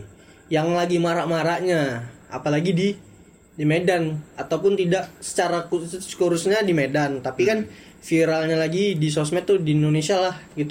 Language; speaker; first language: Indonesian; native; Indonesian